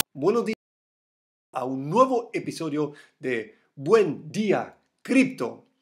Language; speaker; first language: Spanish; non-native, fluent; German